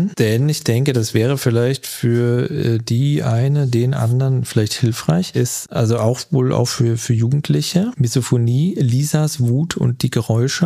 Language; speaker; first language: German; native; German